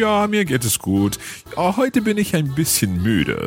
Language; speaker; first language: German; non-native, learner; English